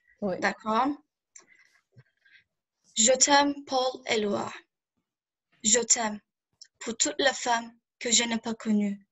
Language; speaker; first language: French; non-native, learner; Turkish